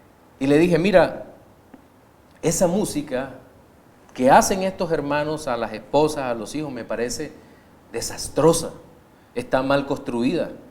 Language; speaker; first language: Spanish; native; Spanish